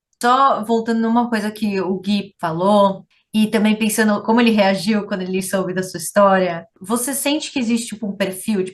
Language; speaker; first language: Portuguese; native; Portuguese